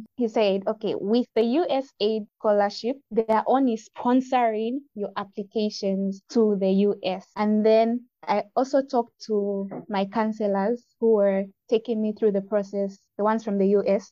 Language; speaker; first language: English; non-native, local second language; Bemba